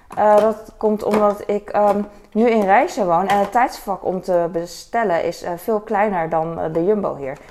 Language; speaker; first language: Dutch; native; Dutch